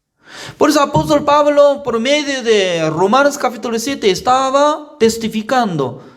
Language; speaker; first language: Spanish; non-native, fluent; Korean